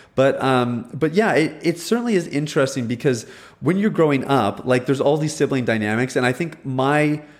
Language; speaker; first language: English; early bilingual, other home language; Hindi